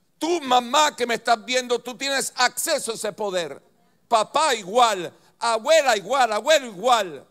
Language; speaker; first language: Spanish; native; Spanish